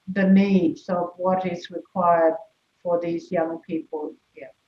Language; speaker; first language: English; non-native, local second language; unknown